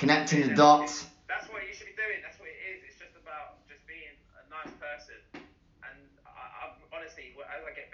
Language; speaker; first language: English; native; English